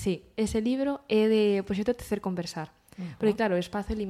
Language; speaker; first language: Galician; native; Galician